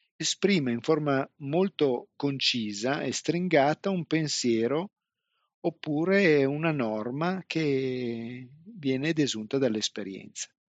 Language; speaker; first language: Italian; native; Italian